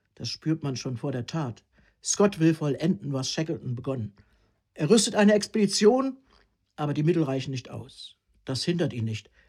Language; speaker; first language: German; non-native, fluent; Italian